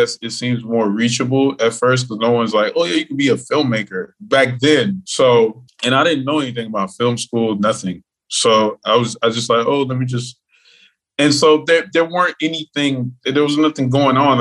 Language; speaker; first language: English; native; English